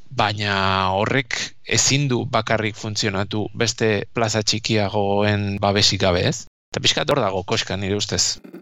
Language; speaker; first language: Basque; native; Basque